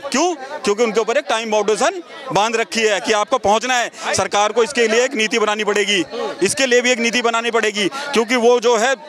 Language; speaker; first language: Hindi; native; Hindi